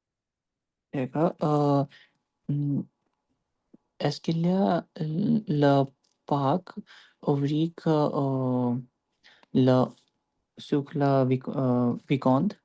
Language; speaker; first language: French; non-native, learner; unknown